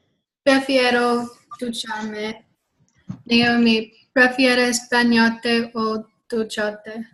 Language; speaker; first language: Spanish; non-native, learner; English